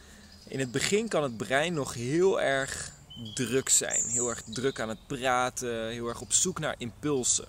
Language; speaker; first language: Dutch; native; Dutch